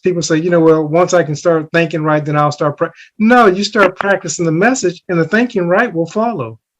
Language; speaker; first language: English; native; English